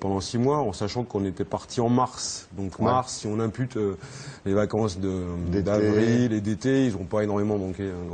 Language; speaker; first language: French; native; French